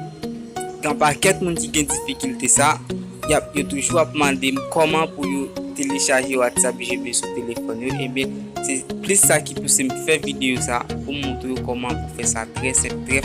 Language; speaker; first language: French; non-native, learner; Haitian Creole